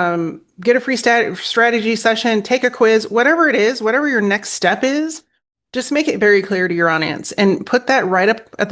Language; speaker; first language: English; native; English